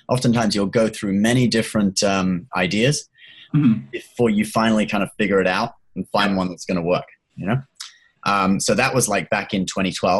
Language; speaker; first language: English; native; English